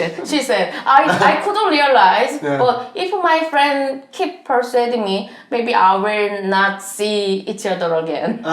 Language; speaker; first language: English; non-native, learner; Korean